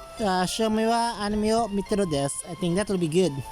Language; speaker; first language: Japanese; non-native, learner; English